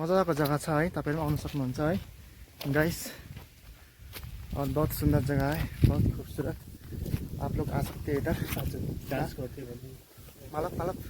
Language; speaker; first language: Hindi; non-native, local second language; Nepali